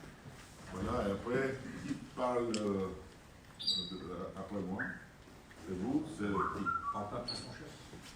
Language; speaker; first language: French; non-native, fluent; Albanian